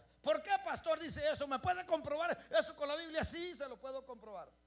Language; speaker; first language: Spanish; native; Spanish